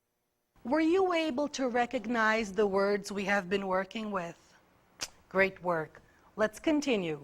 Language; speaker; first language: English; non-native, fluent; Portuguese